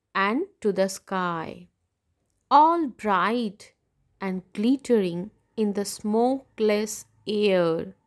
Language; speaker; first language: English; non-native, local second language; Bangla